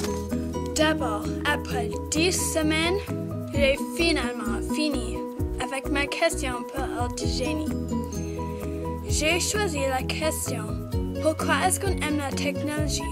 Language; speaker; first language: French; non-native, local second language; English